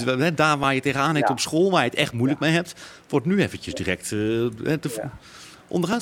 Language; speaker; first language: Dutch; native; Dutch